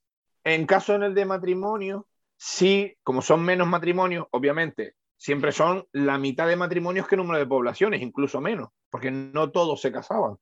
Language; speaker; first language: Spanish; native; Spanish